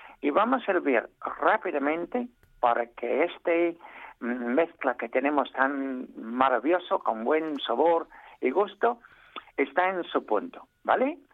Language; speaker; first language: Spanish; non-native, fluent; English